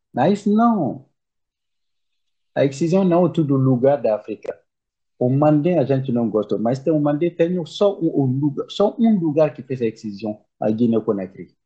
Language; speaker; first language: Portuguese; non-native, learner; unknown